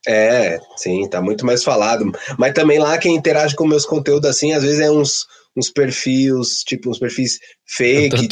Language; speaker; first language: Portuguese; native; Portuguese